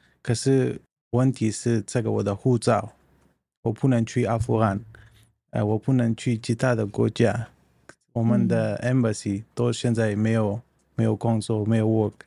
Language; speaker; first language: Chinese; non-native, learner; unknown